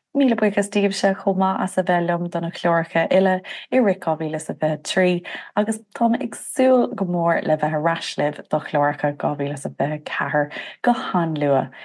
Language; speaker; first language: Irish; non-native, local second language; English